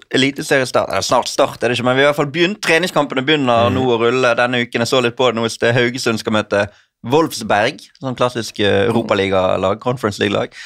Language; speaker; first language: Norwegian; native; Norwegian